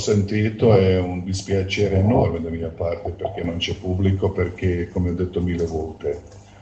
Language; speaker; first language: Italian; non-native, fluent; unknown